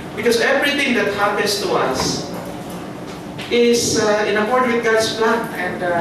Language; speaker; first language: English; non-native, local second language; Filipino